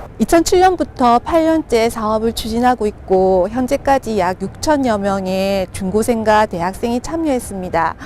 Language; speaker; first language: Korean; native; Korean